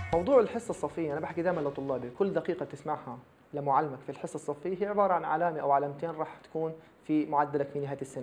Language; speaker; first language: Arabic; native; Arabic